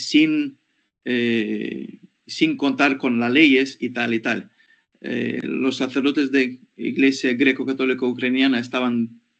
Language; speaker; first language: Spanish; non-native, fluent; Ukrainian